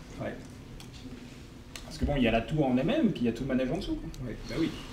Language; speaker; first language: French; native; French